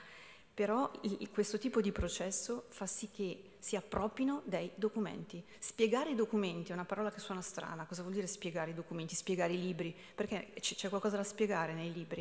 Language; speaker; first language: Italian; native; Italian